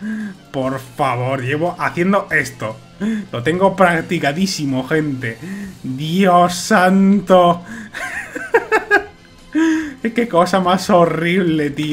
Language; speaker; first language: Spanish; native; Spanish